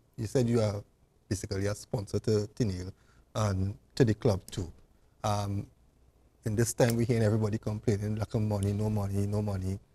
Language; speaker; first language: English; native; English